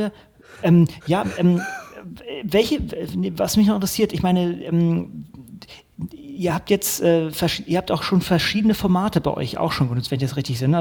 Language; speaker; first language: German; native; German